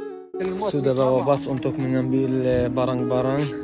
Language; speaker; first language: Indonesian; non-native, fluent; Arabic